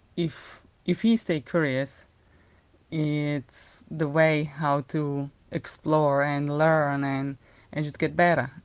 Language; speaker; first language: English; non-native, fluent; Slovak